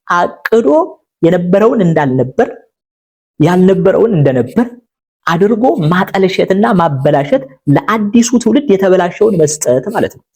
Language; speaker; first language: Amharic; native; Amharic